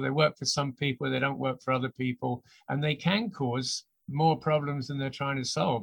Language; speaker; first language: English; native; English